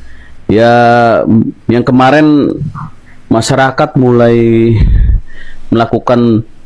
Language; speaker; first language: Indonesian; native; Indonesian